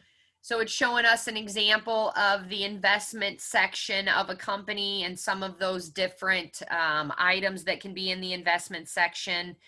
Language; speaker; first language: English; native; English